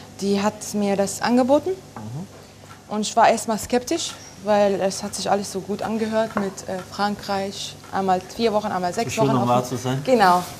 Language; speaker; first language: German; early bilingual, other home language; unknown